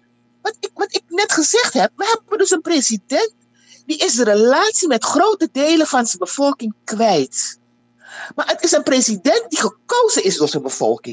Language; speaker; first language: Dutch; native; Dutch